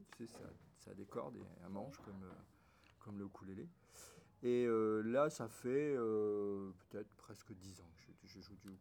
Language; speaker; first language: French; native; French